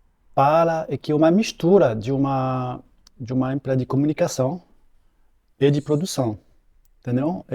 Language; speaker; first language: Portuguese; non-native, fluent; French